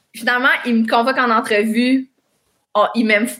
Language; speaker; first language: French; native; French